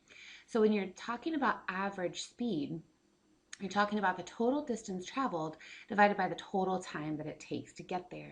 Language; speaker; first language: English; native; English